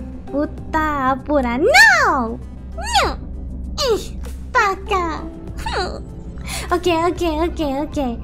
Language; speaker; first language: Spanish; early bilingual, heritage; Spanish